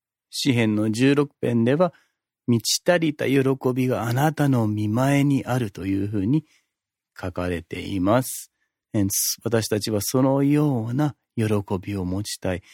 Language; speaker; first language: Japanese; non-native, fluent; English